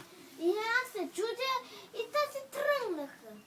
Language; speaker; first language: Bulgarian; early bilingual, heritage; Bulgarian